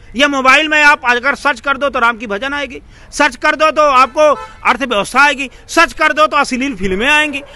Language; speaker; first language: Hindi; native; Hindi